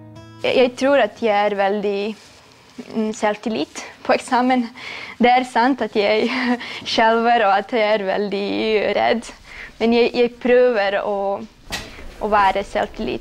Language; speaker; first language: Norwegian; non-native, fluent; Serbian